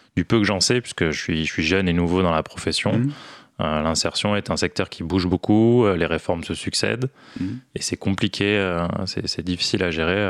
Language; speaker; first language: French; native; French